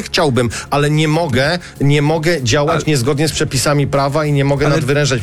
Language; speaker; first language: Polish; native; Polish